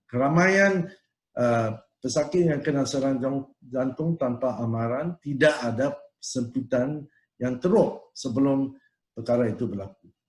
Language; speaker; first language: Malay; non-native, local second language; Tamil